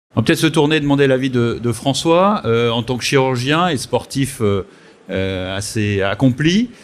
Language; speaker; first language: French; native; French